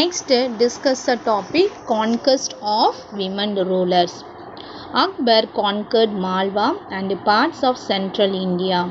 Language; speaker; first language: English; non-native, local second language; Tamil